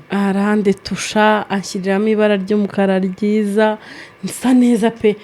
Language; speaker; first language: Kinyarwanda; native; Kinyarwanda